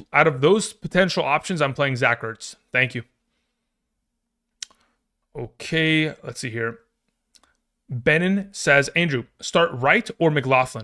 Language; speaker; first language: English; native; English